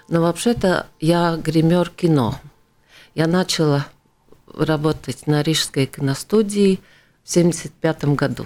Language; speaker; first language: Russian; non-native, local second language; Latvian